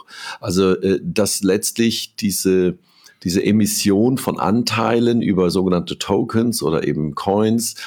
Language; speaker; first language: German; native; German